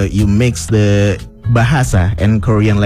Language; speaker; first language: English; non-native, fluent; Indonesian